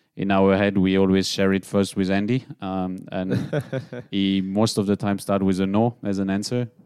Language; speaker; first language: English; non-native, fluent; French